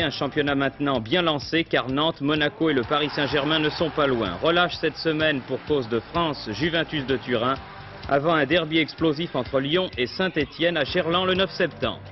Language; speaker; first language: French; native; French